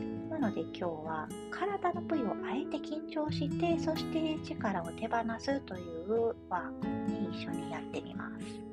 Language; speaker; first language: Japanese; native; Japanese